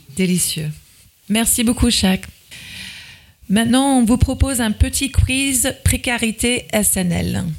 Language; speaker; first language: French; native; French